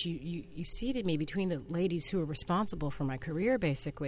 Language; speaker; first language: English; native; English